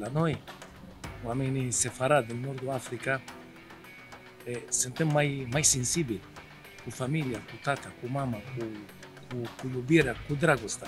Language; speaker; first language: Romanian; non-native, learner; Arabic